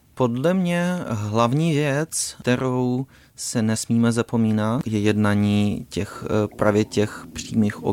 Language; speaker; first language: Czech; non-native, fluent; Ukrainian